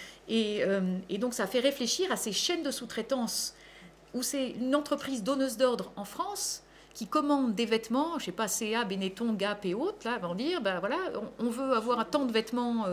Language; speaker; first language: French; native; French